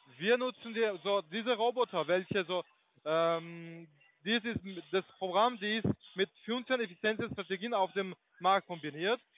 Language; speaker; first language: German; non-native, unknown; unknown